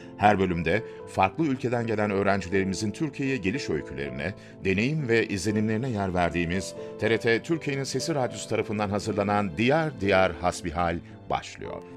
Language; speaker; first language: Turkish; native; Turkish